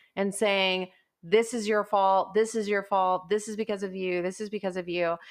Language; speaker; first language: English; native; English